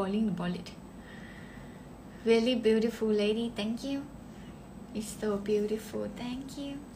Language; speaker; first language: English; non-native, learner; Thai